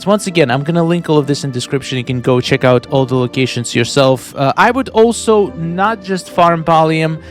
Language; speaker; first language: English; non-native, fluent; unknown